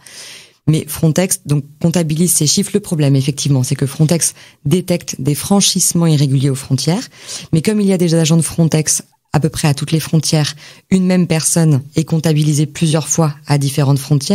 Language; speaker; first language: French; native; French